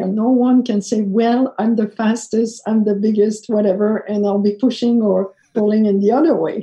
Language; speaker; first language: English; non-native, fluent; French